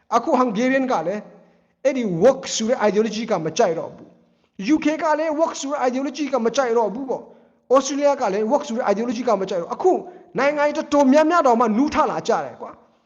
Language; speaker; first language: Burmese; non-native, local second language; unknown